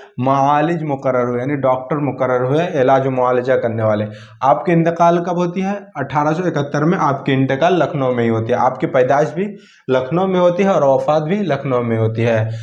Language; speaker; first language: Urdu; native; Urdu